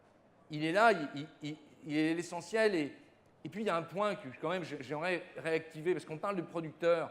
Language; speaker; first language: French; native; French